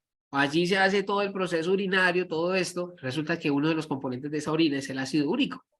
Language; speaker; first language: Spanish; native; Spanish